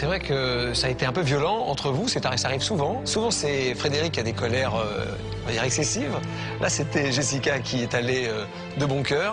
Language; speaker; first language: French; native; French